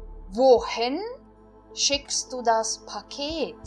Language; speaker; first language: German; non-native, fluent; Portuguese